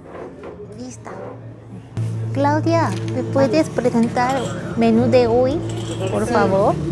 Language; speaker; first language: Spanish; non-native, learner; Korean